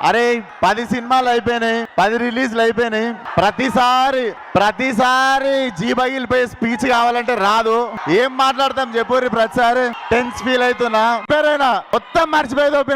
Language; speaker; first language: Telugu; native; Telugu